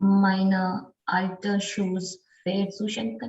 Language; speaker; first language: German; non-native, learner; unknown